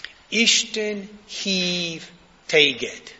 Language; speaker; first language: Hungarian; non-native, fluent; English